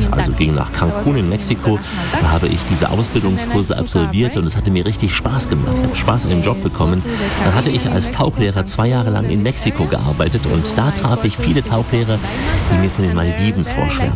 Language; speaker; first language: German; native; German